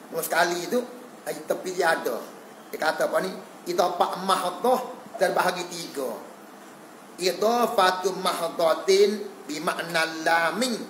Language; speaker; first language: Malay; native; Malay